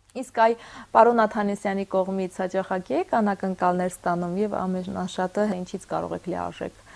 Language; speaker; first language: Armenian; native; Armenian